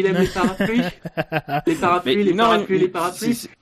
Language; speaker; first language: French; native; French